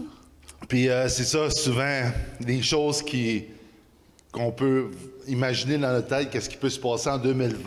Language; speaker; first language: French; native; French